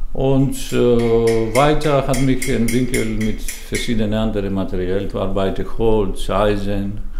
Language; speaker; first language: German; non-native, learner; Greek